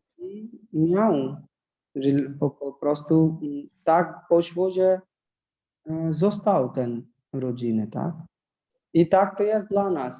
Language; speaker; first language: Polish; non-native, learner; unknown